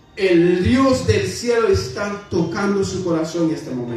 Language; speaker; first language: Spanish; non-native, fluent; Haitian Creole